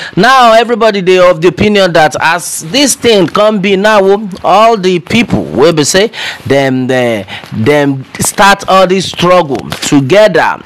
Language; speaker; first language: Nigerian Pidgin; non-native, local second language; Yoruba